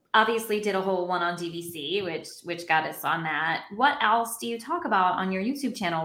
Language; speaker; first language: English; native; English